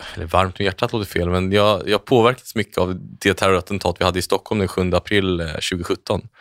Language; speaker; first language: Swedish; native; Swedish